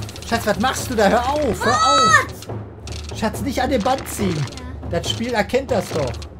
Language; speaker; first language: German; native; German